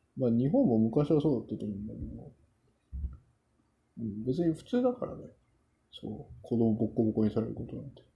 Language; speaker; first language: Japanese; non-native, fluent; Korean